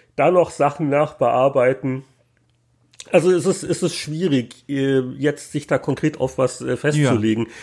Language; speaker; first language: German; native; German